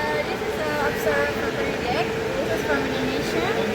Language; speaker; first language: English; non-native, learner; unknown